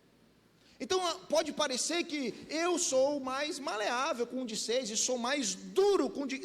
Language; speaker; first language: Portuguese; native; Portuguese